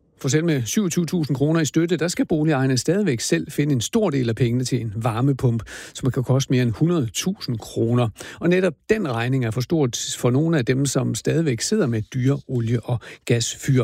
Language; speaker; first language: Danish; native; Danish